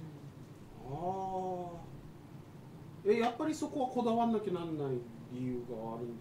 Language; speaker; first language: Japanese; native; Japanese